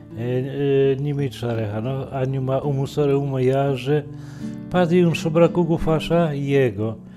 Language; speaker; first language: Kinyarwanda; non-native, fluent; Polish